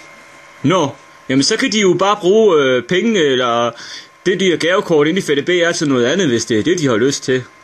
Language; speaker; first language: Danish; native; Danish